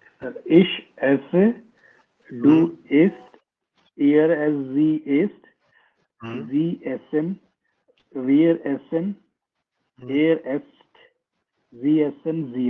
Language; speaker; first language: German; non-native, learner; Hindi